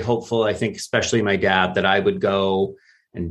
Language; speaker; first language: English; native; English